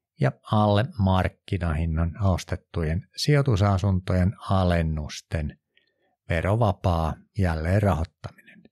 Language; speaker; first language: Finnish; native; Finnish